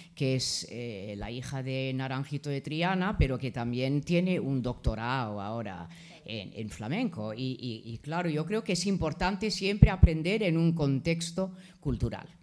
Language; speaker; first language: Spanish; non-native, fluent; English